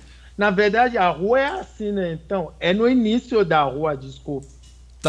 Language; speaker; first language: Portuguese; non-native, fluent; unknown